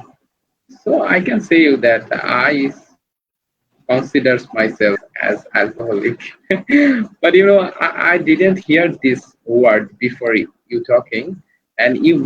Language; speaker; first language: English; non-native, learner; Bangla